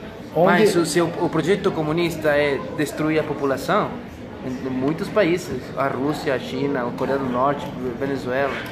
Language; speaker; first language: Portuguese; non-native, fluent; Spanish